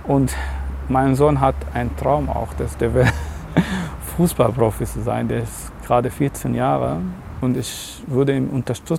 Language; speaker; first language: German; non-native, learner; Arabic